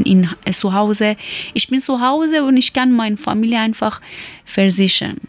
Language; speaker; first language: German; non-native, learner; Persian